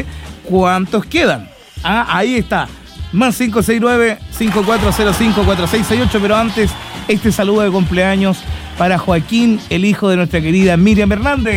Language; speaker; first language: Spanish; native; Spanish